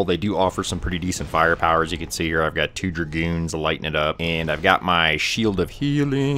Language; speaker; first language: English; native; English